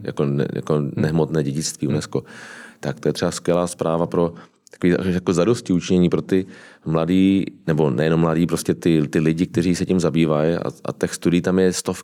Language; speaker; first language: Czech; native; Czech